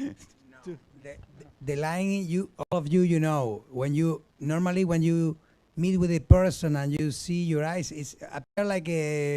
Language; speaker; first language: English; non-native, learner; Spanish